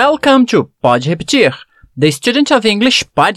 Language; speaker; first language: English; non-native, fluent; Portuguese